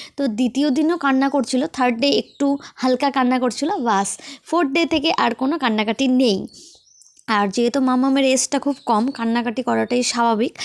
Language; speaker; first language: Bangla; native; Bangla